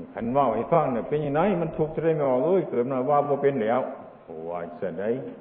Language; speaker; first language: Thai; non-native, local second language; Northeastern Thai